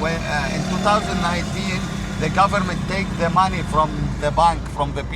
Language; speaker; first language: English; non-native, learner; Arabic